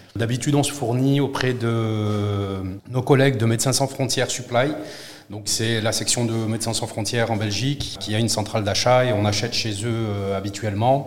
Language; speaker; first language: French; native; French